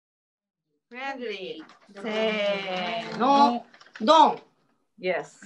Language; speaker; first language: English; non-native, learner; Japanese